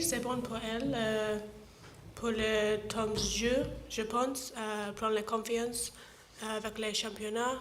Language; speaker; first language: French; non-native, learner; English